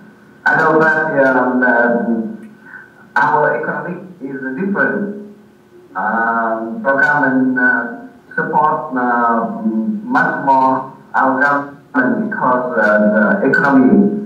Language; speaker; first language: English; non-native, learner; Vietnamese